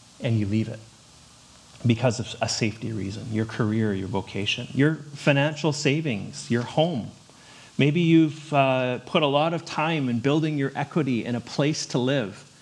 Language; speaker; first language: English; native; English